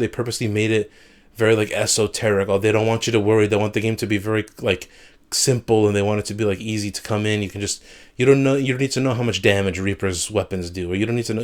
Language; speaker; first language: English; native; English